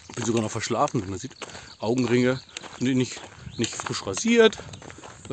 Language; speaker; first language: German; native; German